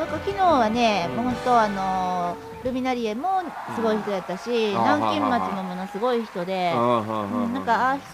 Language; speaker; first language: Japanese; native; Japanese